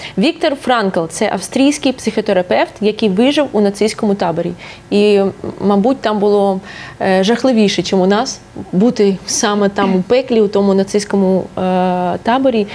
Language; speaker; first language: Ukrainian; non-native, local second language; Russian